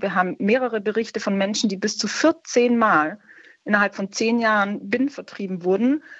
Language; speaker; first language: German; native; German